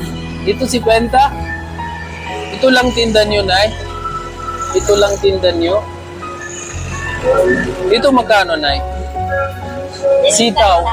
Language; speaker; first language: Filipino; non-native, learner; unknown